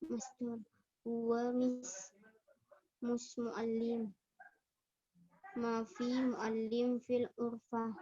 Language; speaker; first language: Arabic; non-native, learner; Indonesian